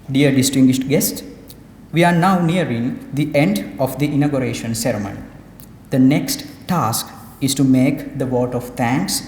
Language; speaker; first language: English; non-native, local second language; Sinhala